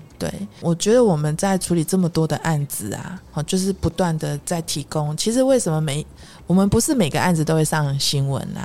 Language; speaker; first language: Chinese; native; Chinese